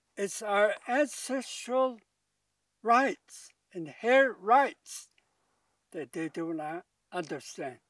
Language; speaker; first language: English; non-native, local second language; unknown